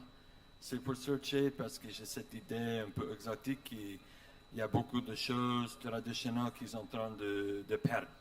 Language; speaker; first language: French; non-native, learner; English